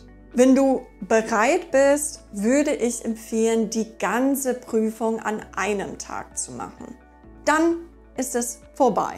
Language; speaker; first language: German; non-native, fluent; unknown